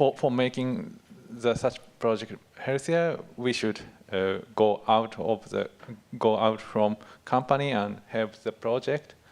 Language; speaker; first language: English; non-native, fluent; Japanese